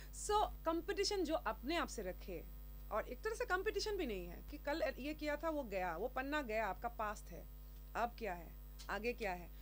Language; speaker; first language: Hindi; non-native, local second language; Assamese